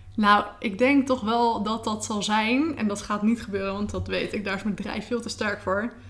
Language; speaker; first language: Dutch; native; Dutch